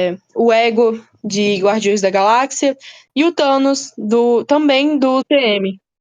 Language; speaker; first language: Portuguese; native; Portuguese